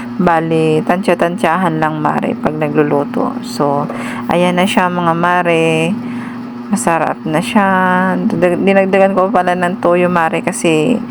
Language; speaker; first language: Filipino; non-native, local second language; Iloko